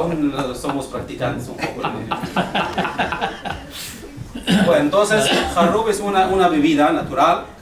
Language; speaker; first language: Spanish; non-native, fluent; Arabic